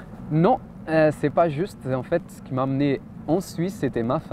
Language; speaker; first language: French; non-native, fluent; Portuguese